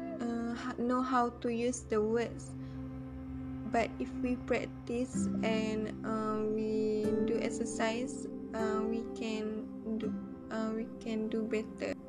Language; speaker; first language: English; non-native, learner; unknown